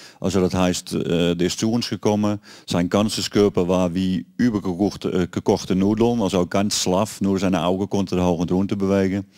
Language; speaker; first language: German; non-native, learner; Dutch